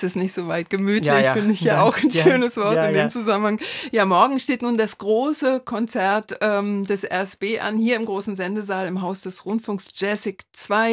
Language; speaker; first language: German; native; German